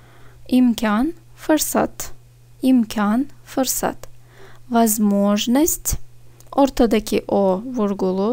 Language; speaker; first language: Turkish; non-native, fluent; Russian